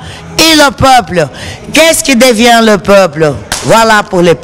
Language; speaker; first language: French; non-native, fluent; Portuguese